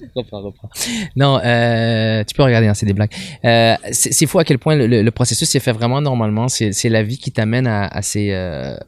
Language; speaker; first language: French; native; French